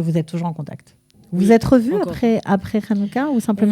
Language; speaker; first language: French; native; French